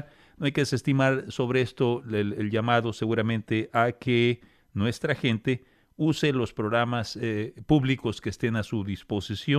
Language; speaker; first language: Spanish; native; Spanish